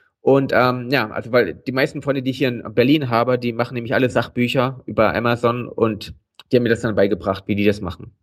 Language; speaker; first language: German; native; German